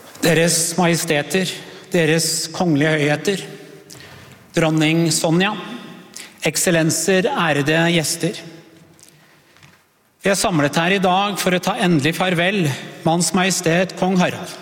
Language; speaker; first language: Norwegian; early bilingual, other home language; Persian